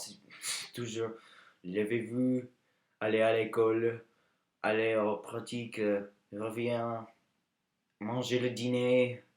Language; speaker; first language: French; non-native, learner; English